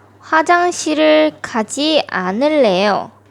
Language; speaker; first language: Korean; non-native, fluent; Thai